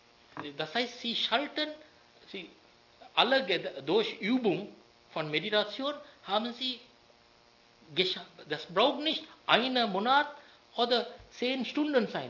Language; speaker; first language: German; non-native, learner; Sinhala